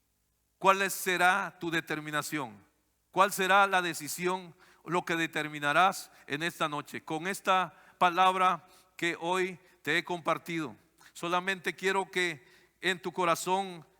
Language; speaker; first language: Spanish; native; Spanish